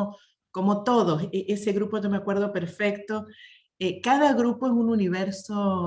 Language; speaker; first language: Spanish; native; Spanish